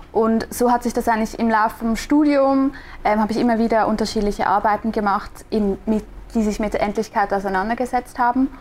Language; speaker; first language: German; non-native, local second language; Swiss German